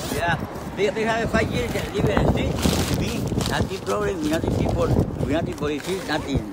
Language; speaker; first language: English; non-native, learner; Spanish